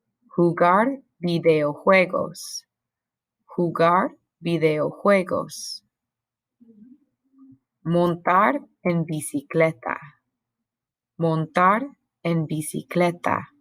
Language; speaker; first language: Spanish; non-native, fluent; English